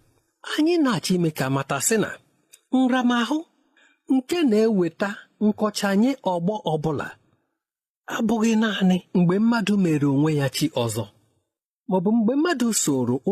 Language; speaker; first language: Igbo; native; Igbo